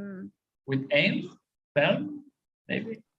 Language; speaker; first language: English; non-native, learner; Spanish